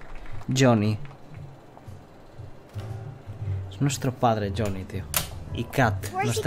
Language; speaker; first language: Spanish; native; Spanish